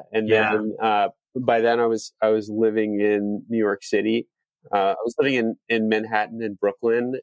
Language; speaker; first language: English; native; English